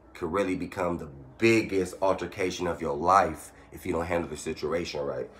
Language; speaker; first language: English; native; English